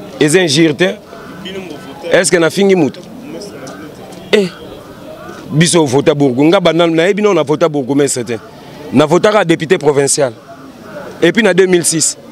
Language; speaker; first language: Lingala; native; Lingala